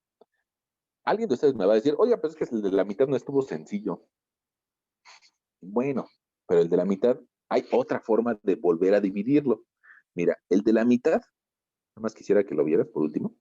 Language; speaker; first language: Spanish; native; Spanish